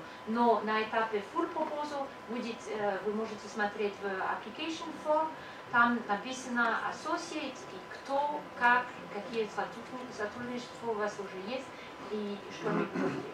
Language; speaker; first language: Russian; non-native, fluent; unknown